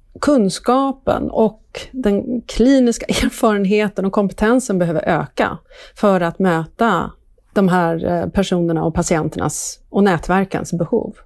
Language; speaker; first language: Swedish; native; Swedish